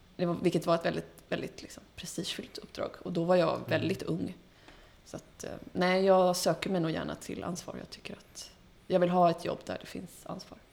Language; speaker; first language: Swedish; early bilingual, heritage; Swedish